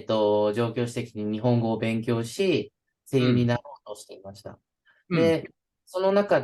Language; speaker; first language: Japanese; native; Japanese